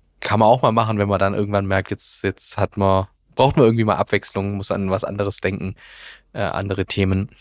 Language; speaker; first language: German; native; German